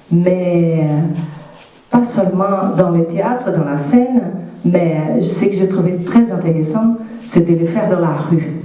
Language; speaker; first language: French; non-native, fluent; Portuguese